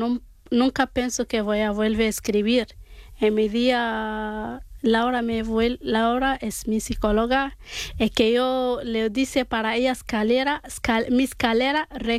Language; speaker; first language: Spanish; non-native, learner; Arabic